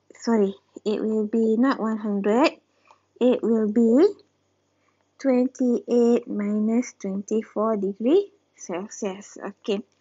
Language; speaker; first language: English; non-native, local second language; Malay